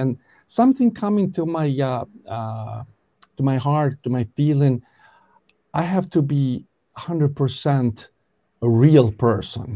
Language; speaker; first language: English; non-native, learner; Albanian